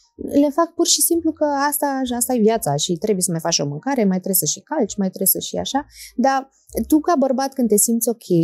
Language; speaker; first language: Romanian; early bilingual, heritage; Romanian